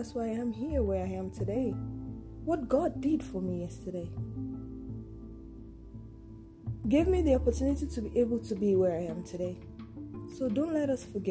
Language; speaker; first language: English; non-native, local second language; Yoruba